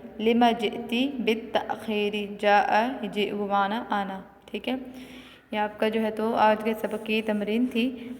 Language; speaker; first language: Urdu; non-native, local second language; Pashto